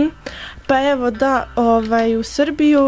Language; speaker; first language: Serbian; early bilingual, heritage; English